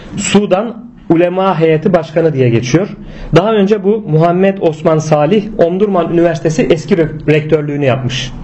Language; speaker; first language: Turkish; native; Turkish